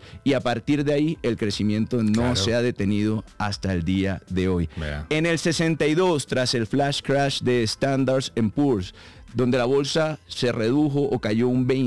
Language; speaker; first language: Spanish; native; Spanish